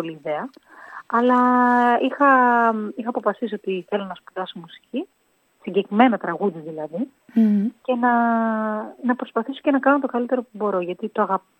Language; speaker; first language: Greek; native; Greek